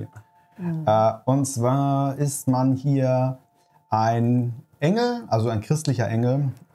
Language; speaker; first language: German; native; German